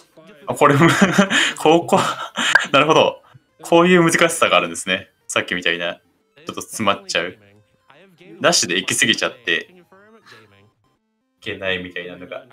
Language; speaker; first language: Japanese; native; Japanese